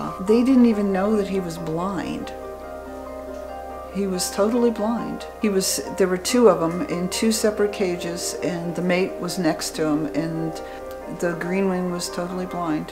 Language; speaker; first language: English; native; English